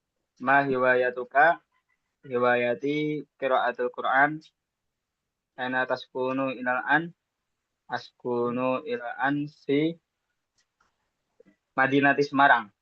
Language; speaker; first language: Arabic; non-native, learner; Indonesian